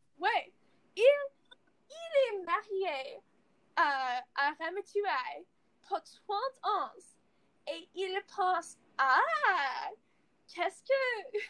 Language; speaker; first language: French; non-native, learner; English